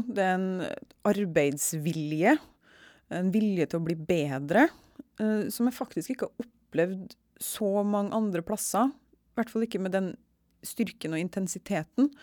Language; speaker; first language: Norwegian; native; Norwegian